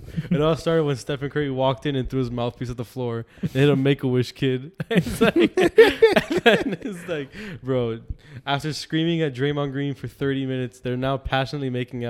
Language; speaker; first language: English; native; English